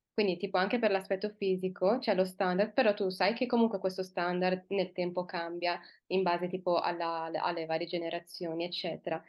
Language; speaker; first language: Italian; early bilingual, other home language; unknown